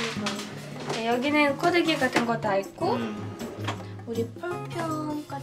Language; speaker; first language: Korean; non-native, learner; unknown